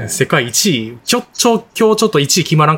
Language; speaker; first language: Japanese; native; Japanese